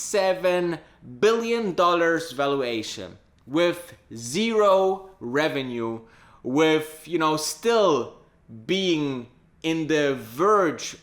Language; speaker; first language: English; non-native, fluent; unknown